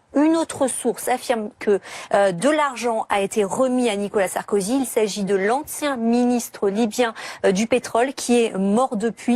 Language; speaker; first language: French; native; French